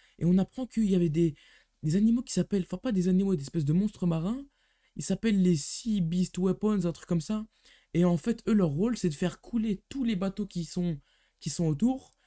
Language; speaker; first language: French; native; French